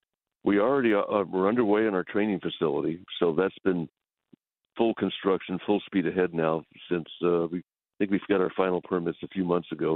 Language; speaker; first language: English; native; English